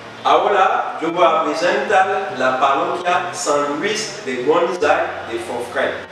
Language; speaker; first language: Spanish; non-native, fluent; Haitian Creole